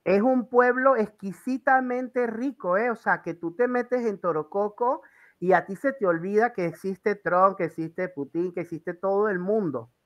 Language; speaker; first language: Spanish; native; Spanish